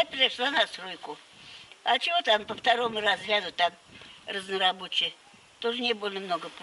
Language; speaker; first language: Russian; native; Russian